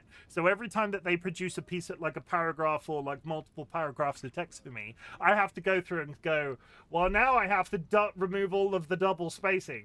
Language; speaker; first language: English; native; English